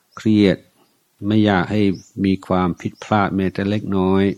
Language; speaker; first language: Thai; non-native, fluent; English